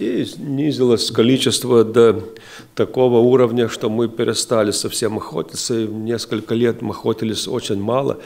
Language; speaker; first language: Russian; non-native, local second language; Lithuanian